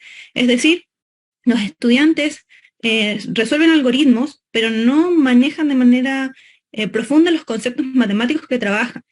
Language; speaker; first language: Spanish; native; Spanish